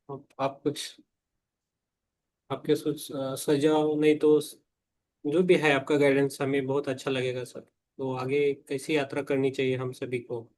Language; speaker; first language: Hindi; native; Hindi